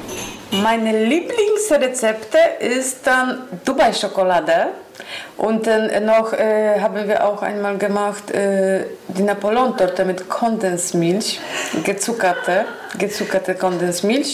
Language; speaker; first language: German; non-native, learner; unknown